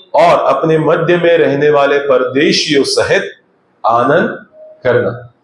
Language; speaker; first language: Hindi; non-native, local second language; Marathi